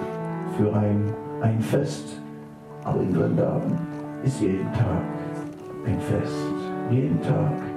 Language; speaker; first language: German; non-native, fluent; Dutch